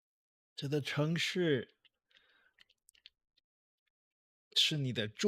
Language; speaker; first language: Chinese; non-native, fluent; English